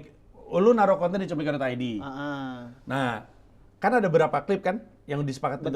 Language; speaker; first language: Indonesian; native; Indonesian